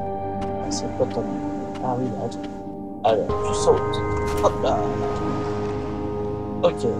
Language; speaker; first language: French; native; French